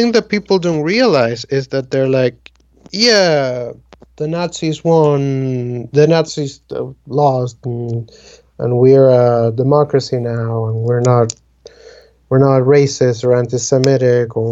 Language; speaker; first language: English; non-native, fluent; Spanish